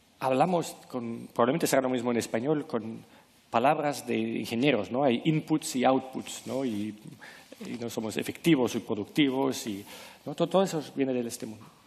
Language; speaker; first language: Spanish; non-native, fluent; French